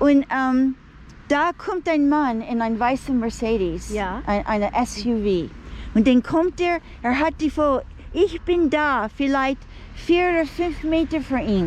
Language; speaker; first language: German; non-native, learner; English